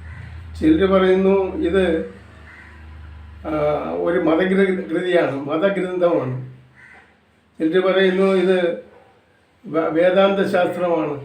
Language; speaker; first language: Malayalam; native; Malayalam